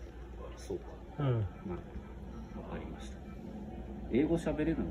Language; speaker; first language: Japanese; native; Japanese